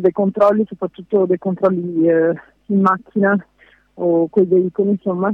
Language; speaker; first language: Italian; non-native, fluent; French